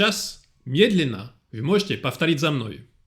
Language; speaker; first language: Russian; non-native, fluent; French